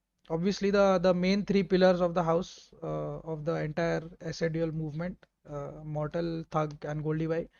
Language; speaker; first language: English; non-native, local second language; Hindi